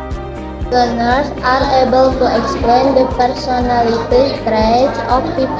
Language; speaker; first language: English; non-native, learner; Indonesian